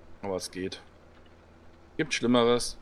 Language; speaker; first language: German; native; German